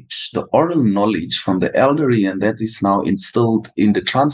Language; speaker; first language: English; non-native, local second language; Afrikaans